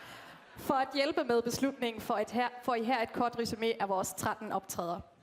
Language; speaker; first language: Danish; native; Danish